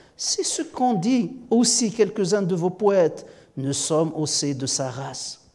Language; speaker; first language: French; non-native, local second language; Kabyle